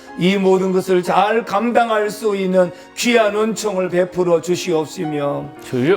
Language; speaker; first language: Korean; native; Korean